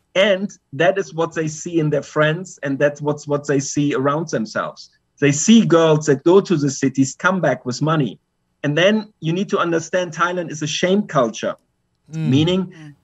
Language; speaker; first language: English; non-native, fluent; German